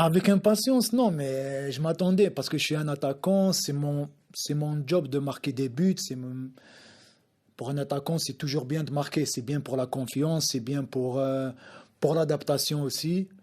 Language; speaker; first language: French; non-native, local second language; Arabic